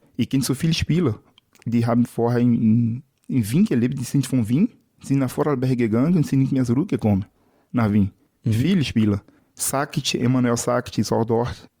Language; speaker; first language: German; non-native, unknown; Portuguese